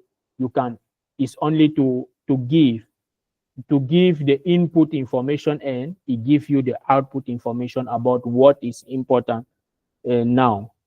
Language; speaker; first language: English; non-native, learner; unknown